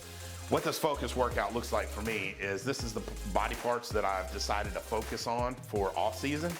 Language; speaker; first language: English; native; English